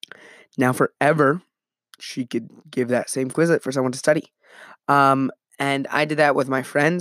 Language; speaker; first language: English; native; English